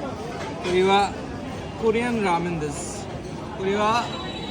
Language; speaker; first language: Japanese; non-native, learner; Bangla